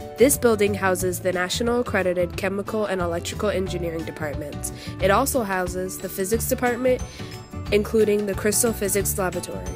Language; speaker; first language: English; native; English